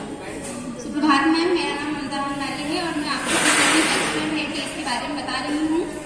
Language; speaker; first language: Hindi; native; Hindi